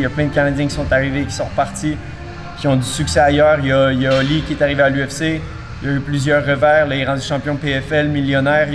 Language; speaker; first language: French; native; French